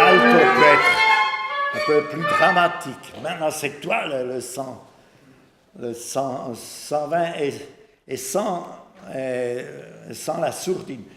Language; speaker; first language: French; non-native, fluent; Swiss German